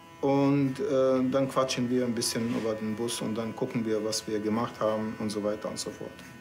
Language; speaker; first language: German; non-native, fluent; Arabic